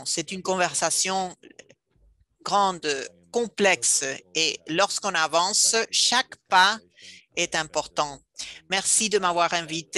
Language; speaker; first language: French; non-native, fluent; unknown